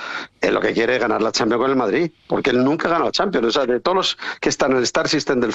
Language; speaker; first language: Spanish; native; Spanish